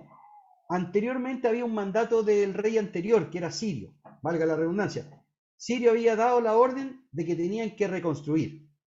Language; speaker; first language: Spanish; native; Spanish